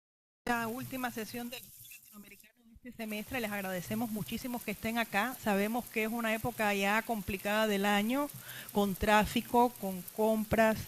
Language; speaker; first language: Spanish; native; Spanish